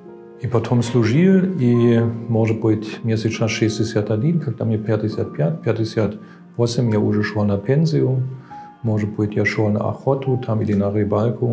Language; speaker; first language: Russian; non-native, fluent; German